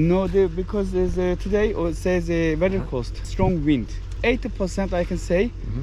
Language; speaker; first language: English; non-native, learner; Turkish